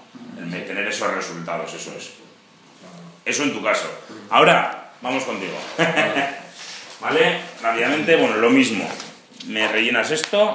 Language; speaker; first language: Spanish; native; Spanish